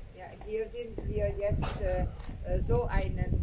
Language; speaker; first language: German; non-native, learner; Hungarian